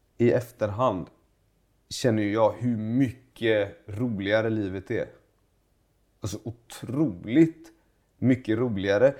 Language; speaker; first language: Swedish; early bilingual, other home language; Persian